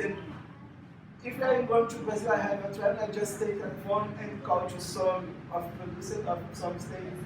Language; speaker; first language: English; non-native, fluent; Portuguese